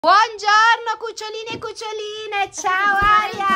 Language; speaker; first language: Italian; native; Italian